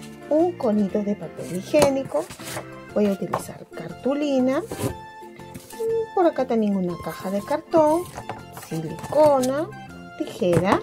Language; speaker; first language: Spanish; native; Spanish